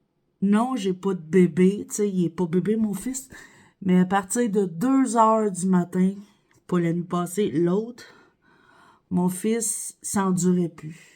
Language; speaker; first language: French; native; French